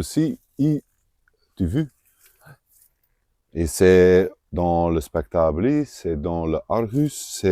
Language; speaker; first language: French; non-native, local second language; Dutch